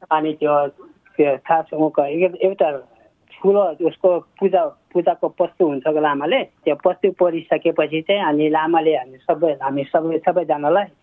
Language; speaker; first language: Nepali; non-native, local second language; Sherpa